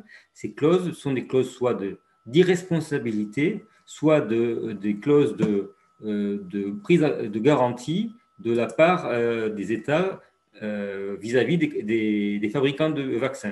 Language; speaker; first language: French; native; French